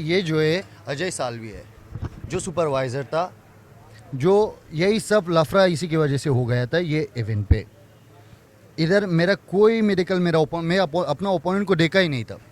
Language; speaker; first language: Hindi; non-native, fluent; Persian